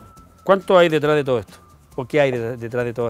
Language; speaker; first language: Spanish; native; Spanish